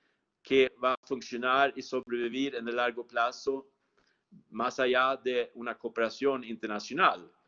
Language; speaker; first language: Spanish; non-native, fluent; Swedish